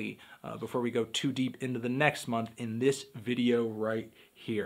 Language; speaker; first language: English; native; English